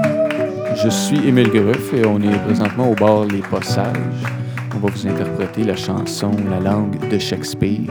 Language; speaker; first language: French; native; French